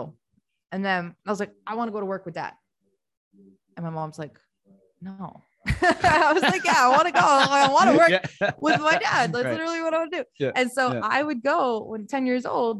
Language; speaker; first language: English; early bilingual, other home language; Albanian